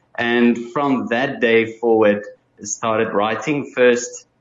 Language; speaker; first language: English; non-native, local second language; Afrikaans